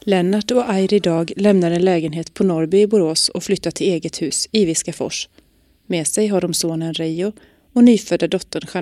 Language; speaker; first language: Swedish; native; Swedish